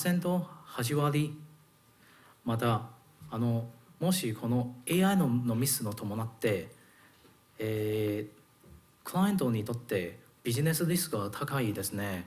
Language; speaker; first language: Japanese; non-native, learner; Cantonese